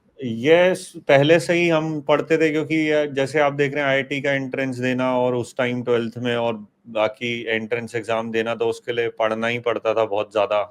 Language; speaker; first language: Hindi; native; Hindi